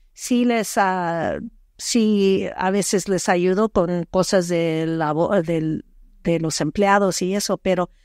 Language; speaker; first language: Spanish; early bilingual, heritage; Spanish